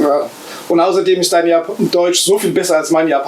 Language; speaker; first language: German; native; German